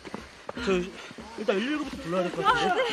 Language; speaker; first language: Korean; native; Korean